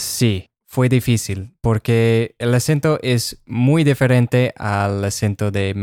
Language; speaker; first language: Spanish; non-native, fluent; English